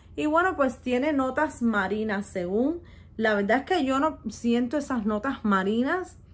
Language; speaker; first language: Spanish; native; Spanish